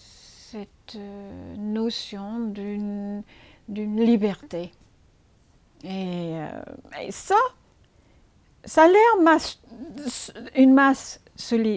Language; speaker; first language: French; non-native, fluent; English